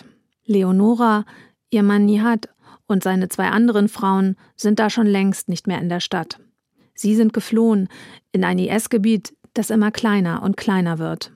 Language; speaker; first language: German; native; German